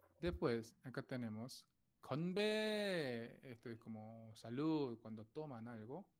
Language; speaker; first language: Spanish; non-native, fluent; Korean